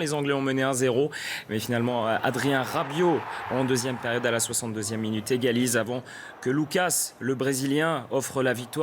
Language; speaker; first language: French; native; French